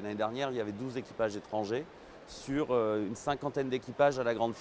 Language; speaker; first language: French; native; French